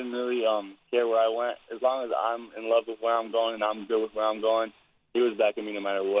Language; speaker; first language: English; native; English